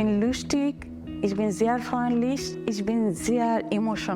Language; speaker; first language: German; non-native, learner; Bangla